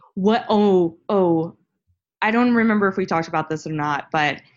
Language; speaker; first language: English; native; English